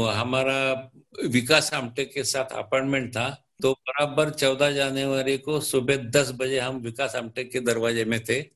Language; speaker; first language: Hindi; non-native, local second language; Marathi